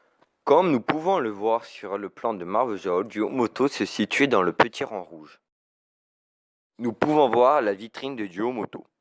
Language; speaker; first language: French; native; French